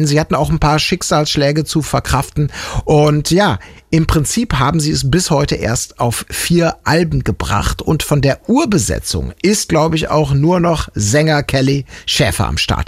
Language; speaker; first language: German; native; German